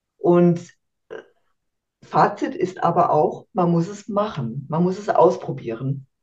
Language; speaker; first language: German; native; German